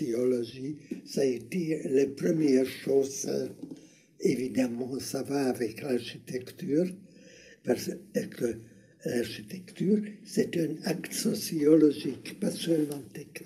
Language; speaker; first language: French; non-native, learner; Hungarian